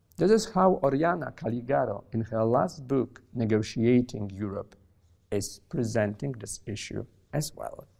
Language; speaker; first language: English; non-native, fluent; Polish